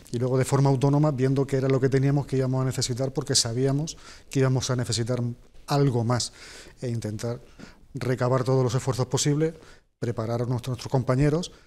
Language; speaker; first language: Spanish; native; Spanish